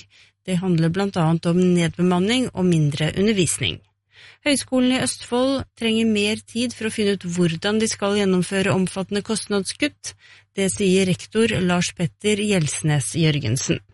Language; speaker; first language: Norwegian; native; Norwegian